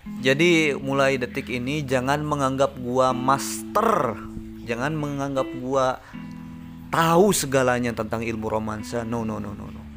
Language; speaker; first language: Indonesian; native; Indonesian